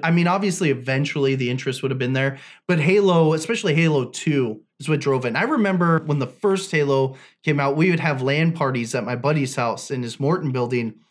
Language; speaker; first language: English; native; English